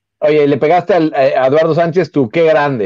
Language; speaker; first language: Spanish; native; Spanish